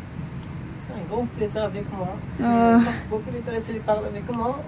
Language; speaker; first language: French; non-native, learner; Arabic